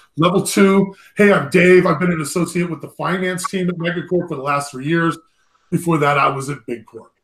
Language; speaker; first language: English; native; English